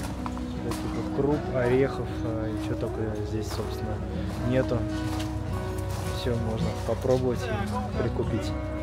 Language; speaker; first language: Russian; native; Russian